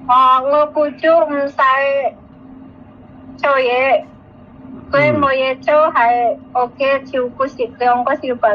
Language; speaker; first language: Cantonese; non-native, learner; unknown